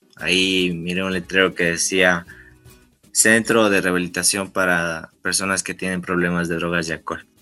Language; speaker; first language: Spanish; native; Spanish